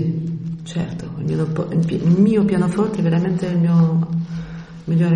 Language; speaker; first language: Italian; early bilingual, heritage; French